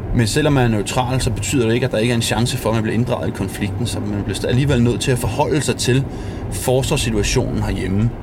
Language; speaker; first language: Danish; native; Danish